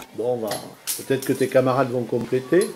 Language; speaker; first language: French; native; French